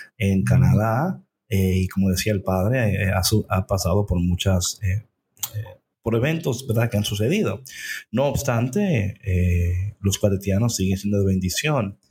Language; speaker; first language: Spanish; early bilingual, heritage; Spanish